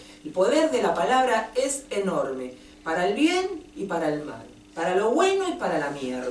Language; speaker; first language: Spanish; native; Spanish